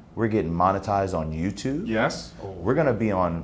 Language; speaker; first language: English; native; English